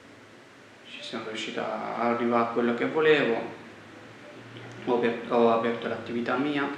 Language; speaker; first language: Italian; non-native, fluent; Arabic